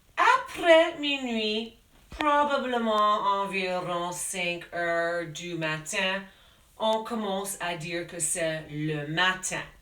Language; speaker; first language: French; non-native, fluent; English